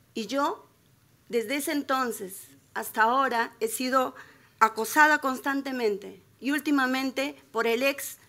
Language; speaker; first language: Spanish; native; Spanish